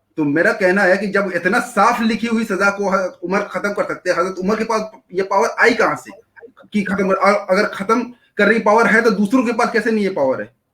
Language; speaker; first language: Hindi; native; Hindi